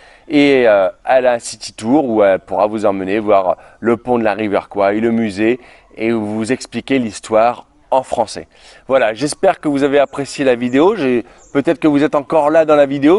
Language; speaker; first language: French; native; French